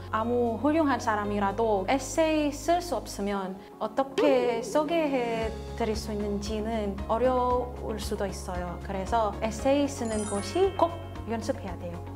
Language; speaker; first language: Korean; non-native, fluent; Indonesian